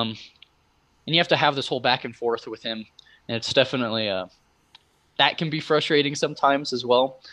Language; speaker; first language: English; native; English